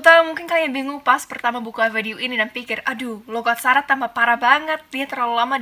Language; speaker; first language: Indonesian; non-native, fluent; English